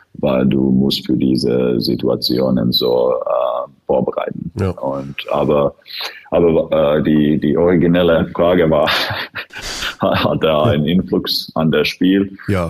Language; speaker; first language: German; non-native, fluent; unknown